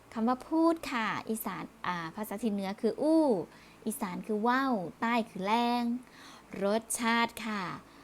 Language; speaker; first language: Thai; native; Thai